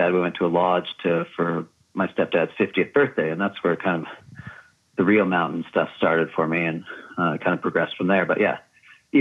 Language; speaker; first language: English; native; English